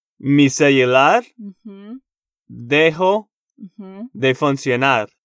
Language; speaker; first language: Spanish; non-native, fluent; English